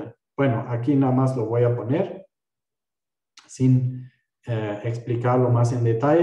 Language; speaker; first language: Spanish; non-native, fluent; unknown